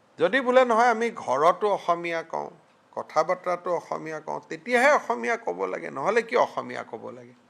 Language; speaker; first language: Assamese; native; Assamese